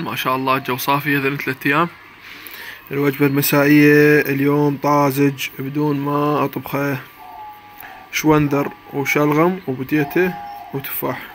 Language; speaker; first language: Arabic; native; Arabic